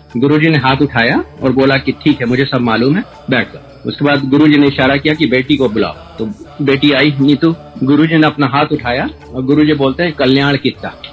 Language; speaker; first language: Hindi; native; Hindi